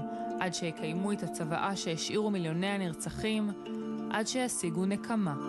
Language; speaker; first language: Hebrew; native; Hebrew